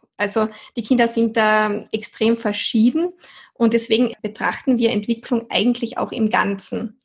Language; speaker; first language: German; native; German